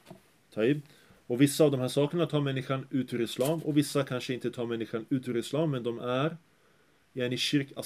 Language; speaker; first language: Swedish; early bilingual, other home language; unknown